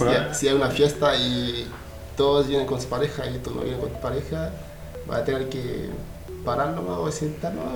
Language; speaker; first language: Spanish; non-native, learner; Haitian Creole